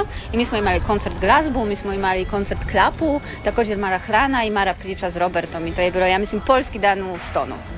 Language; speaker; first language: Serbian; non-native, learner; Polish